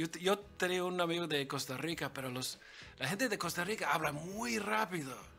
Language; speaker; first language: Spanish; early bilingual, other home language; English